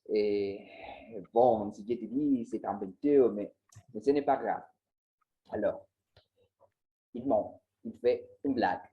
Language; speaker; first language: French; non-native, learner; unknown